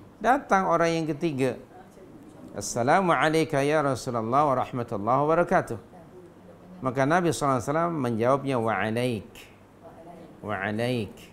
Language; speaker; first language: Malay; non-native, local second language; Sundanese